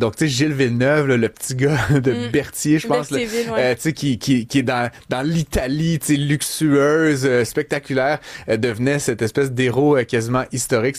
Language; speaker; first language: French; native; French